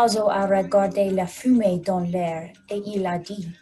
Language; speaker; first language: French; non-native, learner; English